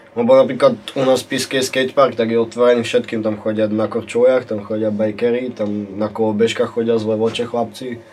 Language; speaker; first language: Slovak; native; Slovak